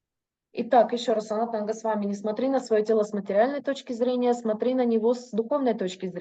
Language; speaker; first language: Russian; native; Russian